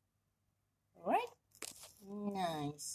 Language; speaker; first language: English; non-native, local second language; Malay